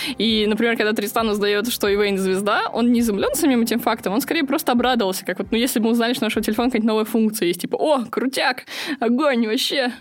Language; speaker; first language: Russian; native; Russian